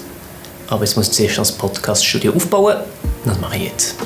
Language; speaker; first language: German; native; German